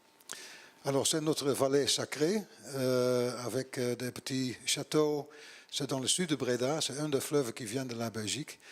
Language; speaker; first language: French; non-native, learner; Dutch